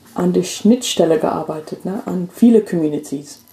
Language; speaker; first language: German; non-native, fluent; English